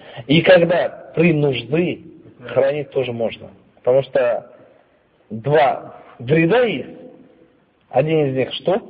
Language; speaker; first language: Russian; non-native, fluent; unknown